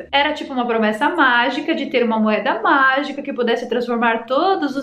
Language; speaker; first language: Portuguese; native; Portuguese